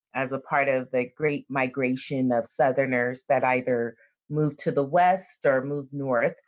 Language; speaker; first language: English; native; English